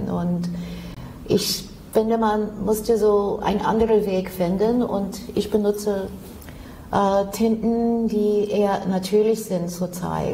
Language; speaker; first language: German; non-native, fluent; English